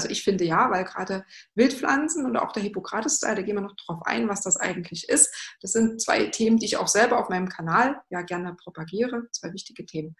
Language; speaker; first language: German; native; German